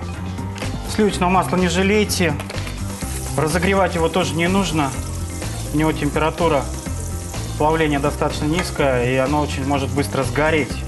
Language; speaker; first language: Russian; native; Russian